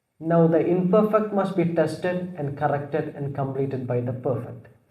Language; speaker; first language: English; non-native, local second language; Malayalam